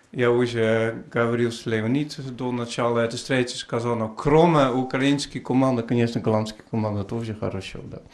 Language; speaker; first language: Russian; non-native, fluent; Dutch